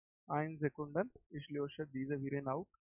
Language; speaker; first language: German; non-native, learner; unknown